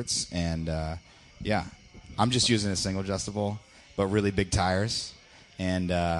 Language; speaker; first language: English; native; English